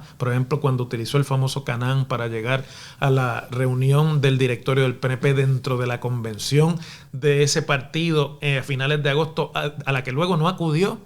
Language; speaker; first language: Spanish; native; Spanish